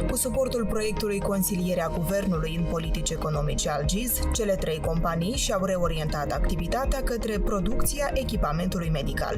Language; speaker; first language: Romanian; native; Romanian